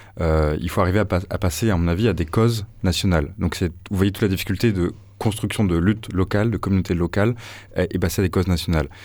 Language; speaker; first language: French; native; French